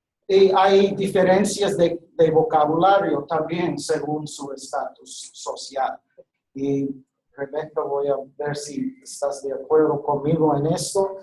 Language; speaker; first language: Spanish; non-native, fluent; English